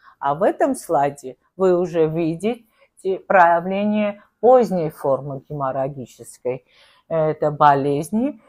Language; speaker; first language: Russian; non-native, local second language; Armenian